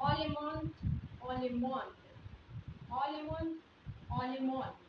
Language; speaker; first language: French; non-native, learner; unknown